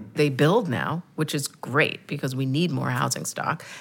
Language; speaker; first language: English; native; English